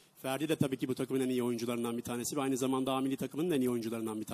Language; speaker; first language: Turkish; native; Turkish